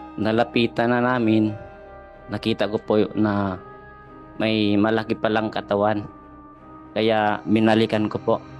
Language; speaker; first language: Filipino; non-native, local second language; Masbatenyo